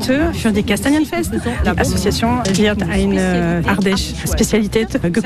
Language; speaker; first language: German; non-native, learner; French